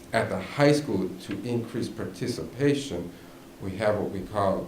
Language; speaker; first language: English; native; English